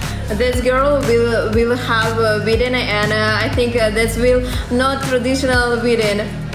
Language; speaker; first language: English; non-native, learner; Russian